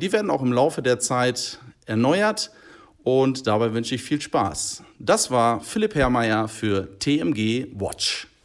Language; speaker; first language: German; native; German